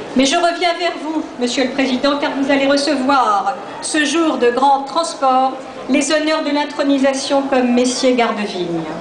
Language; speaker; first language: French; native; French